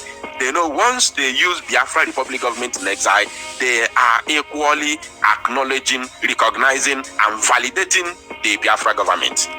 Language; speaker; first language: English; non-native, local second language; Igbo